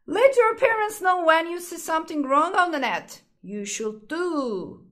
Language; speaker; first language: English; non-native, fluent; Turkish